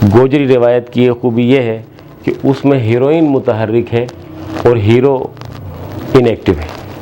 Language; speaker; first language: Urdu; native; Urdu